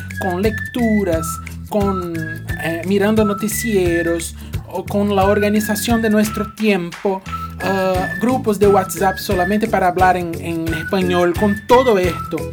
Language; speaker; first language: Spanish; non-native, fluent; Portuguese